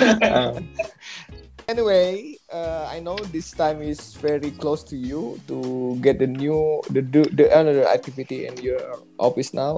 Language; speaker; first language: English; non-native, learner; Indonesian